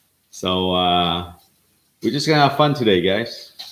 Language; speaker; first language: English; early bilingual, other home language; Vietnamese